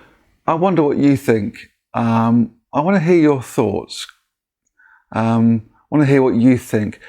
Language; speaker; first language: English; native; English